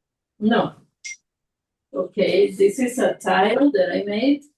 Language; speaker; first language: English; non-native, fluent; Spanish